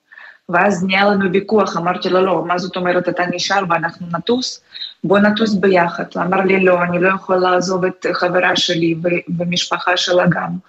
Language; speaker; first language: Hebrew; non-native, fluent; Russian